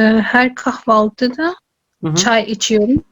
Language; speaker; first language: Turkish; non-native, learner; Urdu